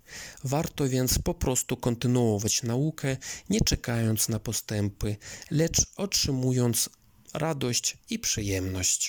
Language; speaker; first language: Polish; non-native, fluent; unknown